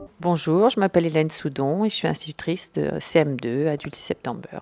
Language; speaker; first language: French; native; French